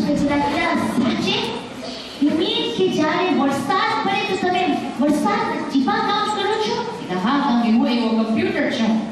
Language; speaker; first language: Gujarati; early bilingual, heritage; Gujarati